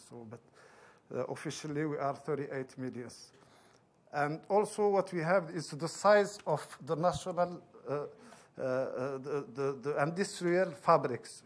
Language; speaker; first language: English; non-native, fluent; Arabic